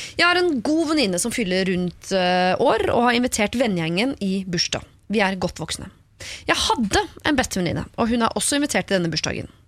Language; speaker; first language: Norwegian; native; Norwegian